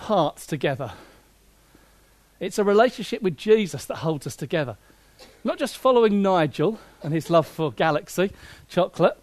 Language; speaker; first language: English; native; English